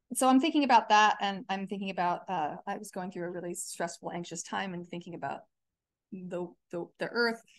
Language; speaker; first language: English; native; English